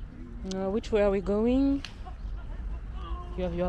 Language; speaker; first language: English; non-native, learner; French